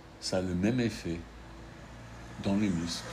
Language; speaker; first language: French; non-native, fluent; English